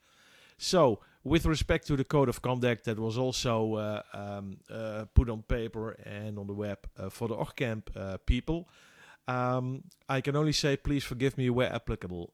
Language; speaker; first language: English; non-native, fluent; Dutch